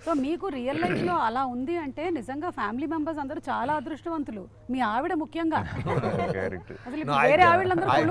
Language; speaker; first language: Telugu; native; Telugu